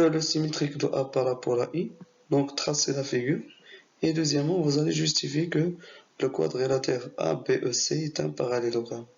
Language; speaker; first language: French; non-native, local second language; Arabic